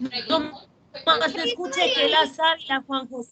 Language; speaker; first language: Spanish; native; Spanish